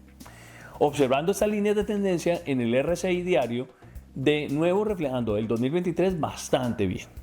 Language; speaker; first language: Spanish; native; Spanish